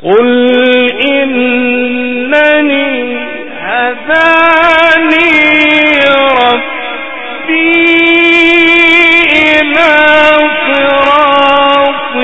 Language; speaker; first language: Arabic; native; Arabic